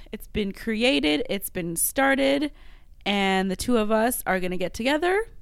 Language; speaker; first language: English; non-native, fluent; French